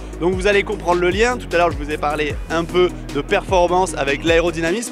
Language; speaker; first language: French; native; French